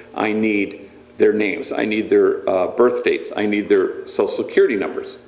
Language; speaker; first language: English; native; English